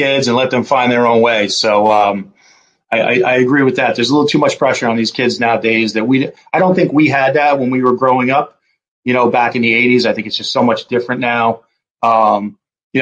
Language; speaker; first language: English; native; English